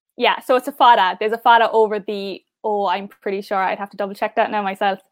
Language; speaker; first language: English; native; English